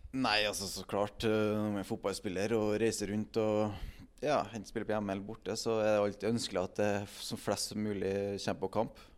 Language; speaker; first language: Norwegian; native; Norwegian